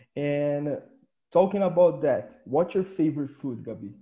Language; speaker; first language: English; non-native, fluent; Portuguese